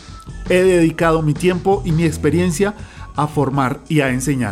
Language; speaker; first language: Spanish; native; Spanish